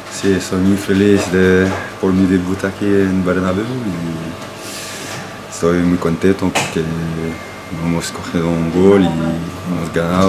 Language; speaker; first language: Spanish; non-native, learner; French